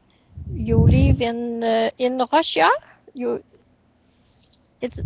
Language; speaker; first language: English; non-native, learner; French